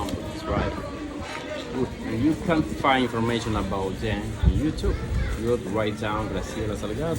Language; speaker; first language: English; non-native, fluent; Spanish